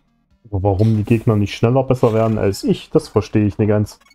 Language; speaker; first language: German; native; German